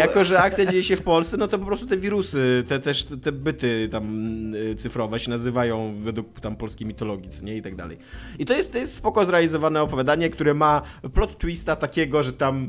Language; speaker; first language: Polish; native; Polish